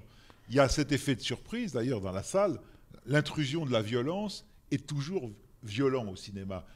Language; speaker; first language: French; native; French